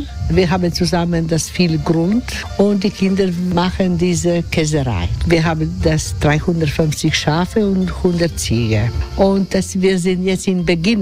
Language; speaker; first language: German; non-native, learner; Croatian